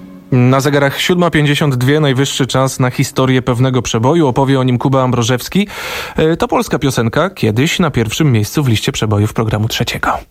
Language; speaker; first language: Polish; native; Polish